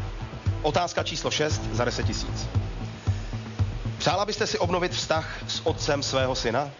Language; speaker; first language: Czech; native; Czech